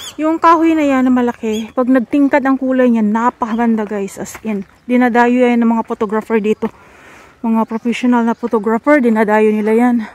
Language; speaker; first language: Filipino; non-native, local second language; Cebuano